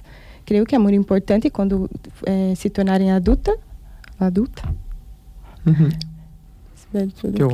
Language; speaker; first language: Spanish; non-native, learner; Portuguese